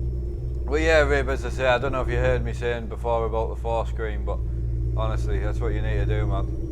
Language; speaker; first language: English; native; English